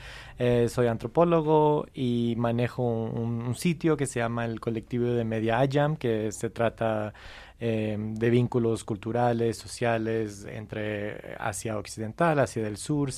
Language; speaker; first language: Spanish; non-native, fluent; English